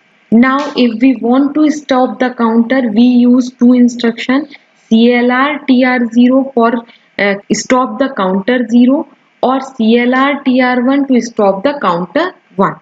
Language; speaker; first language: English; non-native, local second language; Hindi